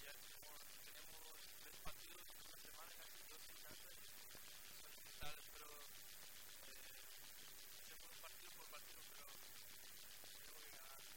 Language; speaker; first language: Spanish; non-native, learner; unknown